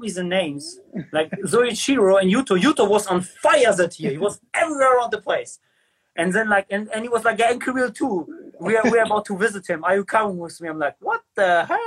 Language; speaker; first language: English; non-native, fluent; German